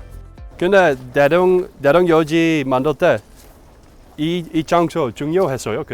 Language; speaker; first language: Korean; non-native, learner; Dutch